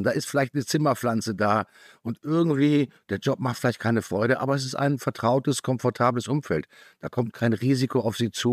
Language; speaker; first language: German; native; German